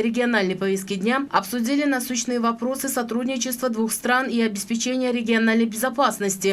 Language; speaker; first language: Russian; non-native, local second language; Tajik